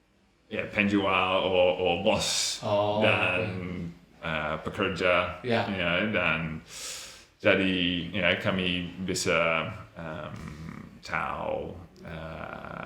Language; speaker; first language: Indonesian; non-native, learner; English